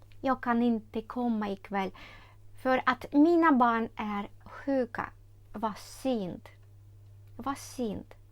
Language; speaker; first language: Swedish; non-native, fluent; Ukrainian